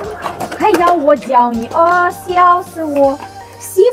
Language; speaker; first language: Chinese; non-native, learner; Ukrainian